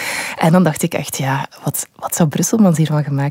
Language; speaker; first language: Dutch; native; Dutch